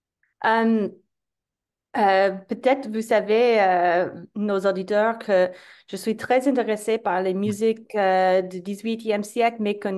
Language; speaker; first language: French; non-native, fluent; English